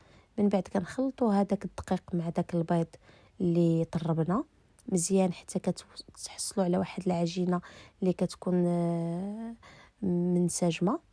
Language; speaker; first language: Arabic; native; Arabic